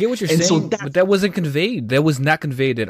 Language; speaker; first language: English; native; English